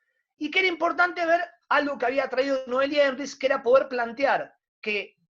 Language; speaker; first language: Spanish; native; Spanish